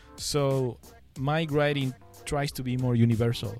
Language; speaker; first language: English; non-native, fluent; Spanish